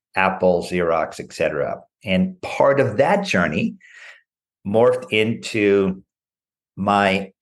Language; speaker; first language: English; native; English